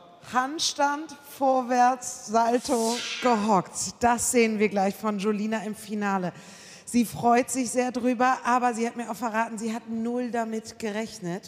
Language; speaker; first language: German; native; German